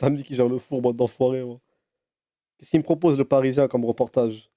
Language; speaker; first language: French; native; French